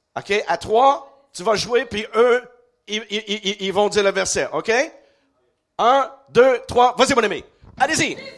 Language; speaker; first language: French; native; French